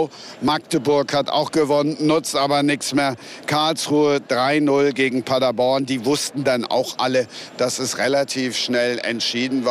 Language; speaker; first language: German; native; German